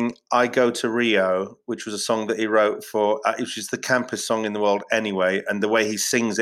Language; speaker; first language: English; native; English